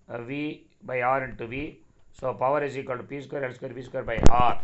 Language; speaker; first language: English; non-native, local second language; Tamil